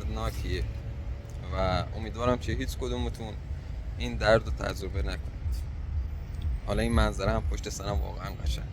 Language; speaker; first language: Persian; native; Persian